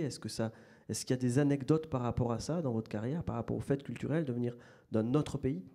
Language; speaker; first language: French; native; French